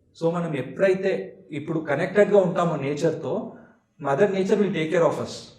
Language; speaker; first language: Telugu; non-native, local second language; Marathi